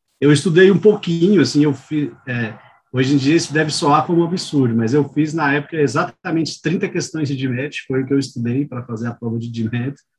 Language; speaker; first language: Portuguese; native; Portuguese